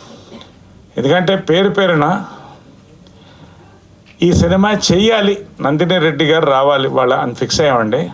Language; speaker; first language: Telugu; native; Telugu